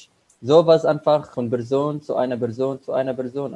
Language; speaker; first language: German; non-native, learner; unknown